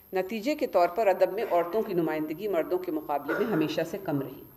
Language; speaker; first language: Hindi; native; Hindi